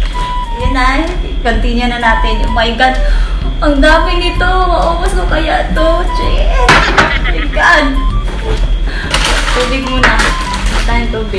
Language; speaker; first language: Filipino; non-native, local second language; Cebuano